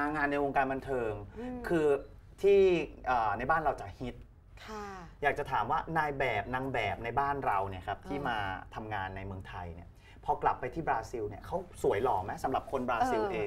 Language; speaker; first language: Thai; native; Thai